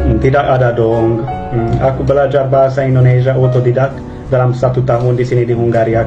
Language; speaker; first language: Indonesian; non-native, fluent; Hungarian